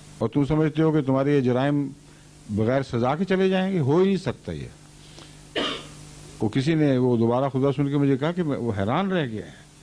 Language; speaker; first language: Urdu; native; Urdu